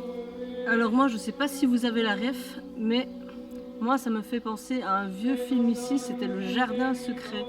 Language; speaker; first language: French; native; French